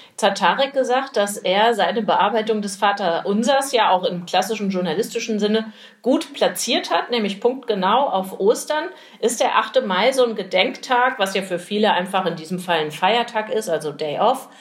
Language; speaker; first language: German; native; German